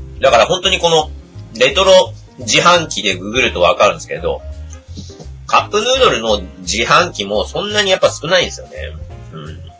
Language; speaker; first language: Japanese; native; Japanese